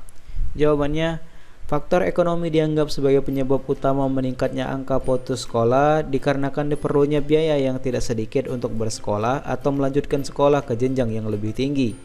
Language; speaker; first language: Indonesian; native; Indonesian